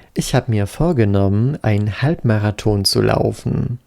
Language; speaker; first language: German; non-native, fluent; Polish